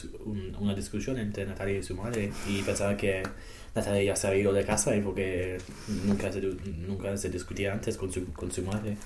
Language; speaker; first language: Spanish; non-native, learner; English